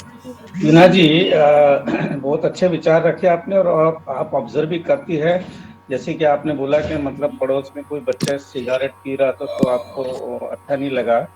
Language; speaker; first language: Hindi; native; Hindi